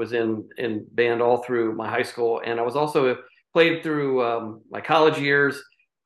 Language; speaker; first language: English; native; English